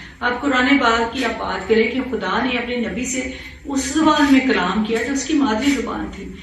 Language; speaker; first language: Urdu; non-native, local second language; Punjabi